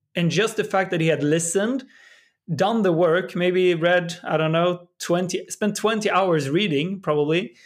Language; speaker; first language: English; non-native, fluent; Swedish